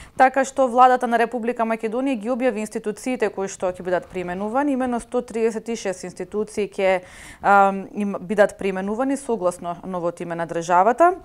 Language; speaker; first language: Macedonian; native; Macedonian